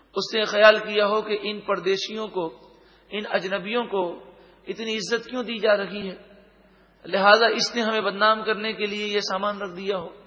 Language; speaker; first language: Urdu; native; Urdu